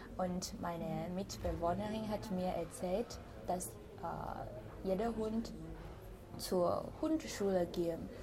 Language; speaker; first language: German; non-native, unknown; Chinese